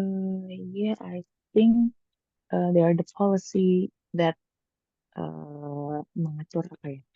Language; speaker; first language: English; non-native, learner; Indonesian